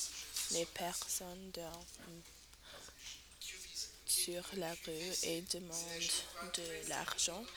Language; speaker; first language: French; non-native, learner; English